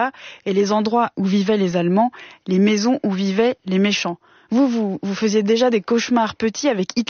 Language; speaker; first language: French; native; French